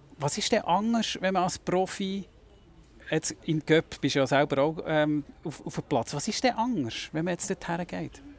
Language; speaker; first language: German; native; German